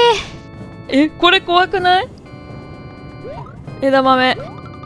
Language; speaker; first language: Japanese; native; Japanese